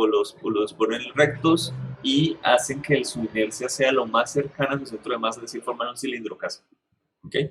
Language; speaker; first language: Spanish; native; Spanish